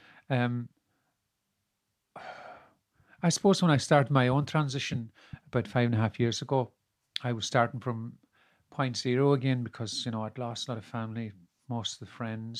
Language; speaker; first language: English; native; English